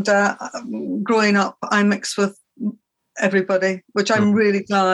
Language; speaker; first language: English; native; English